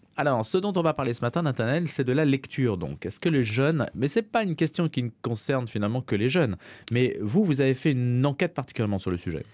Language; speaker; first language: French; native; French